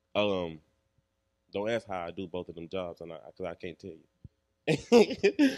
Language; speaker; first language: English; native; English